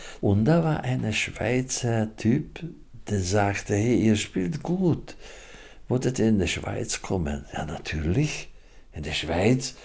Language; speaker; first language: German; non-native, fluent; Hungarian